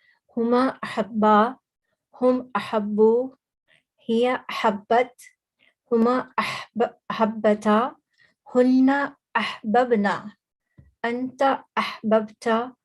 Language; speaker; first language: Arabic; non-native, learner; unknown